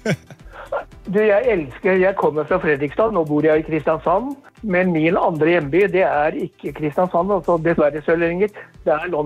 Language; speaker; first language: Norwegian; native; Norwegian